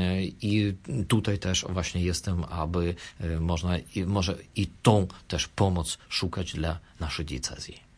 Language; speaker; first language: Polish; non-native, fluent; Russian